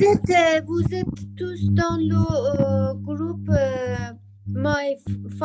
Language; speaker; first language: French; non-native, learner; Persian